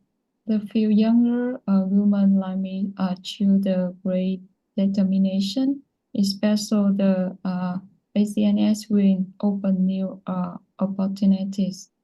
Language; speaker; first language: English; non-native, learner; Vietnamese